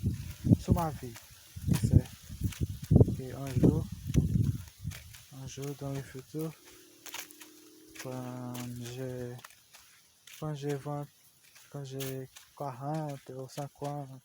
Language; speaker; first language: French; non-native, learner; Portuguese